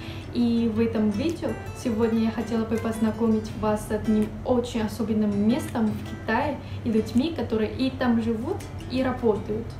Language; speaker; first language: Russian; non-native, fluent; Chinese